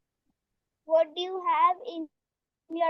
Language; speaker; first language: English; non-native, learner; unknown